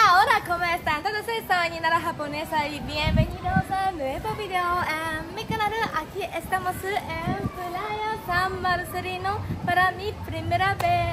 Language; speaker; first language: Spanish; non-native, fluent; Japanese